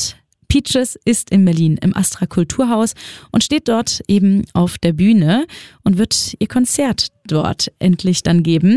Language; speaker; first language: German; native; German